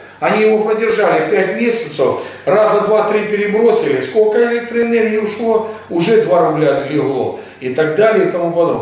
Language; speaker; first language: Russian; native; Russian